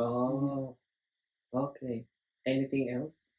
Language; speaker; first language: English; non-native, learner; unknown